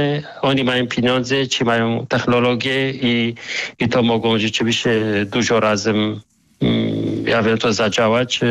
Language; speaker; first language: Polish; non-native, fluent; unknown